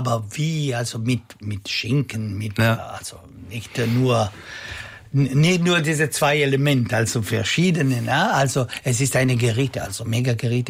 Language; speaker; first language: German; non-native, local second language; Italian